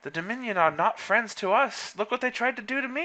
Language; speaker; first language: English; native; English